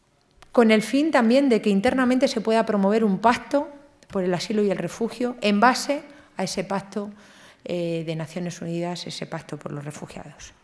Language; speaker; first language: Spanish; native; Spanish